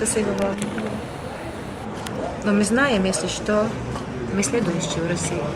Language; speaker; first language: Russian; non-native, fluent; Latvian